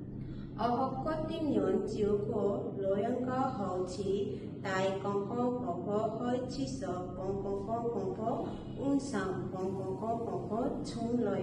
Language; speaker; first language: Cantonese; non-native, learner; Bangla